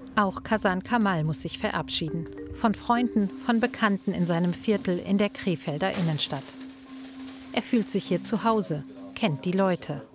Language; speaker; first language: German; native; German